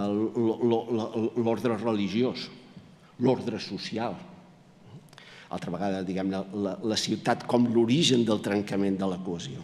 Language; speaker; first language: Catalan; native; Catalan